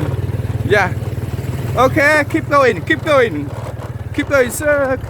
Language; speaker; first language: English; non-native, learner; Vietnamese